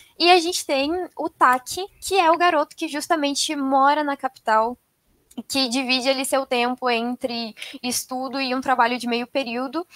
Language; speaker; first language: Portuguese; native; Portuguese